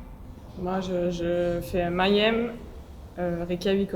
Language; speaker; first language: French; native; French